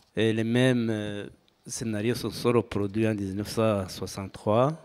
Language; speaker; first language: French; non-native, local second language; Kinyarwanda